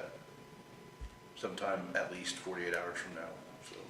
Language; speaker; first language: English; native; English